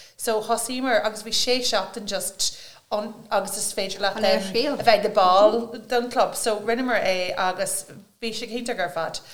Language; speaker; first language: Irish; non-native, local second language; English